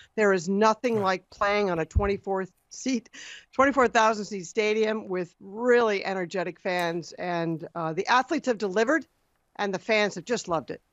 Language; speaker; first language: English; native; English